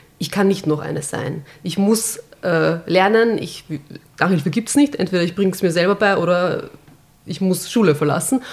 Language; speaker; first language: German; early bilingual, other home language; Bosnian